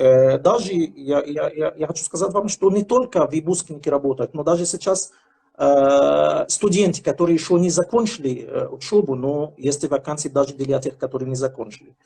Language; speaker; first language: Russian; non-native, fluent; Arabic